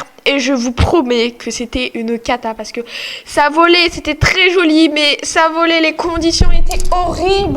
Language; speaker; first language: French; native; French